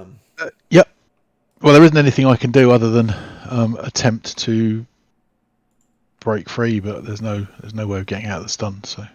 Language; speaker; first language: English; native; English